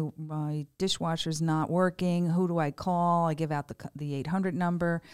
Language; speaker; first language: English; native; English